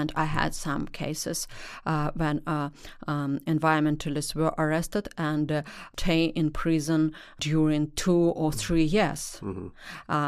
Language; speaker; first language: English; non-native, learner; Russian